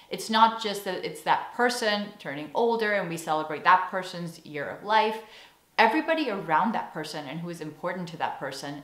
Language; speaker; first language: English; native; English